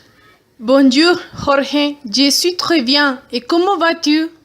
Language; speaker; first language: French; non-native, learner; Spanish